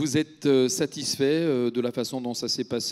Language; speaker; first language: French; native; French